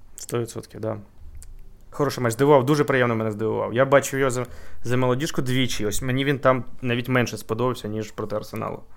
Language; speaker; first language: Ukrainian; native; Ukrainian